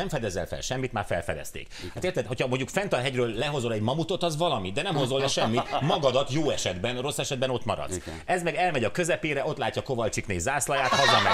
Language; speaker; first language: Hungarian; native; Hungarian